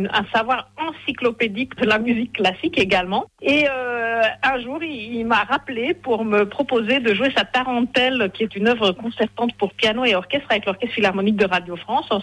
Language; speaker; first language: French; non-native, fluent; Hungarian